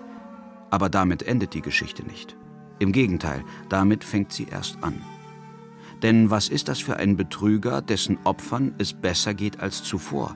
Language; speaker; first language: German; early bilingual, other home language; Bosnian